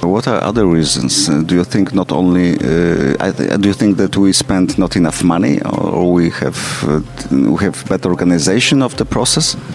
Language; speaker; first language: English; non-native, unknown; Polish